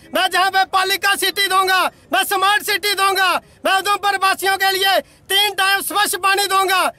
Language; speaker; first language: Hindi; native; Hindi